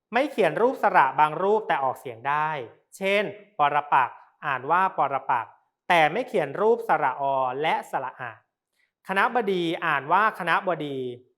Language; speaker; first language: Thai; native; Thai